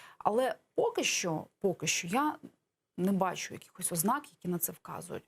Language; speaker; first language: Ukrainian; native; Ukrainian